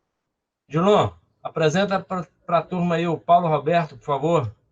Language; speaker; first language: Portuguese; native; Portuguese